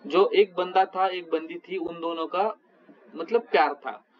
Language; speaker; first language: Hindi; non-native, local second language; Marathi